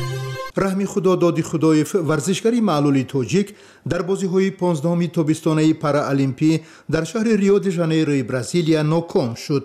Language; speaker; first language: Persian; native; Persian